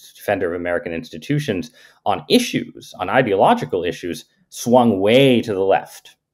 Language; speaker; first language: English; native; English